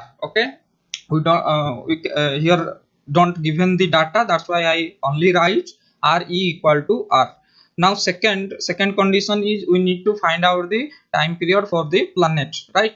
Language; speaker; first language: English; non-native, local second language; Hindi